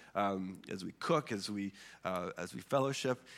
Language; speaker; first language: English; early bilingual, other home language; Swedish